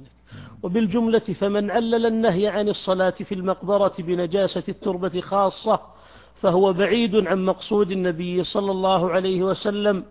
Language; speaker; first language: Arabic; native; Arabic